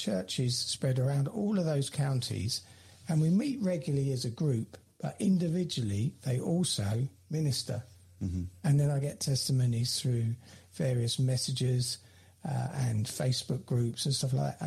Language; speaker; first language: English; native; English